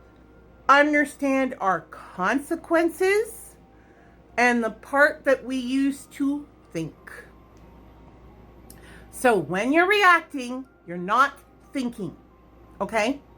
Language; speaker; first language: English; native; English